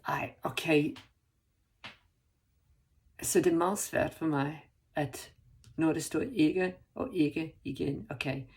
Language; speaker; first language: Danish; non-native, learner; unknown